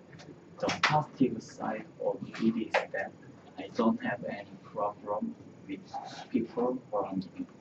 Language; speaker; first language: English; non-native, learner; Korean